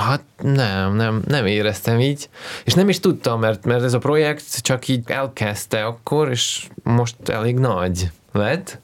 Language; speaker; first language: Hungarian; non-native, fluent; Russian